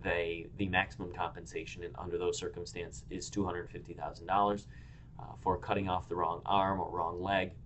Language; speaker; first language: English; native; English